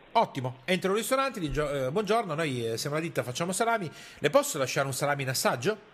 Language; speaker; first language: Italian; native; Italian